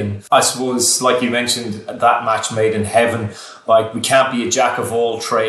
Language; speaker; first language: English; native; English